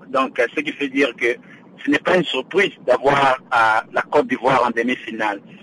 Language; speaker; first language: French; non-native, local second language; Lingala